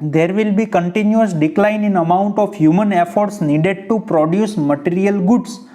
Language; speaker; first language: English; non-native, local second language; Gujarati